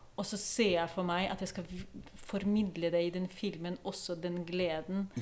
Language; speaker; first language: Norwegian; non-native, fluent; Ukrainian